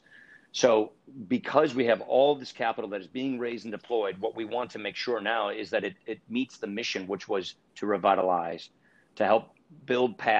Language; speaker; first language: English; native; English